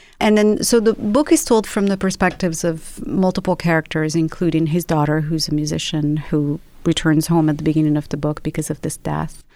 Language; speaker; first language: English; non-native, fluent; Arabic